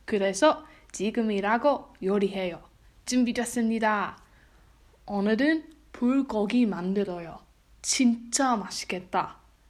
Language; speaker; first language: Korean; non-native, learner; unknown